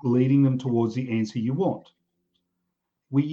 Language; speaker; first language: English; native; English